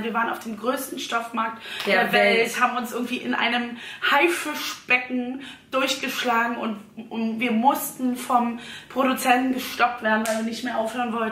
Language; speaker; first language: German; native; German